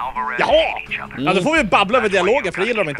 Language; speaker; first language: Swedish; native; Swedish